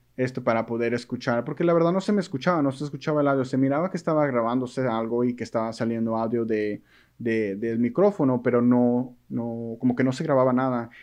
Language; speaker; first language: Spanish; early bilingual, heritage; Spanish